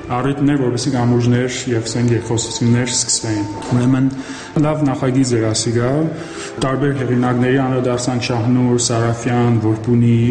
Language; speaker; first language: Armenian; early bilingual, heritage; Armenian